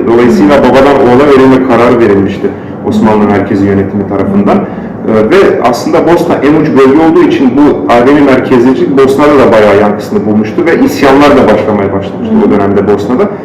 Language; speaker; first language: Turkish; non-native, fluent; Bosnian